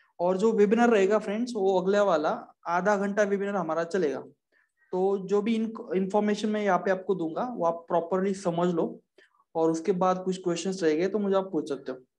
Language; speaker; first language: Hindi; non-native, local second language; Marathi